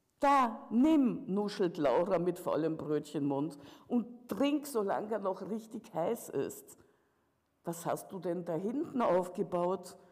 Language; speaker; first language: German; early bilingual, other home language; Russian